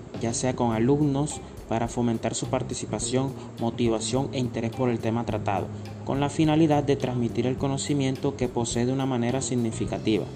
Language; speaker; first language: Spanish; native; Spanish